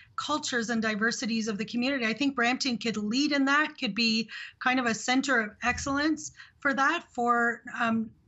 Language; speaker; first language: English; early bilingual, other home language; Hindi